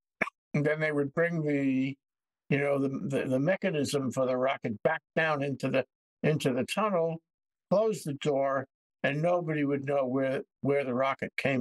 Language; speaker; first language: English; native; English